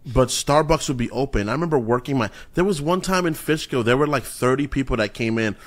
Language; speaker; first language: English; native; English